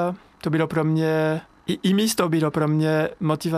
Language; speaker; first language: Czech; non-native, fluent; French